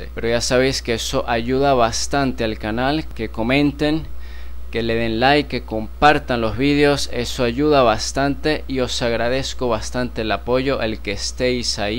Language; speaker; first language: Spanish; native; Spanish